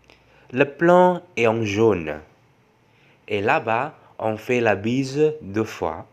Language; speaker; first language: French; non-native, fluent; Javanese